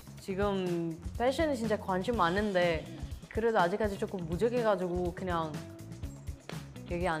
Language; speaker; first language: Korean; non-native, learner; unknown